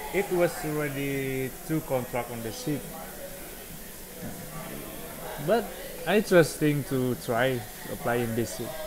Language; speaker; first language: English; non-native, learner; Indonesian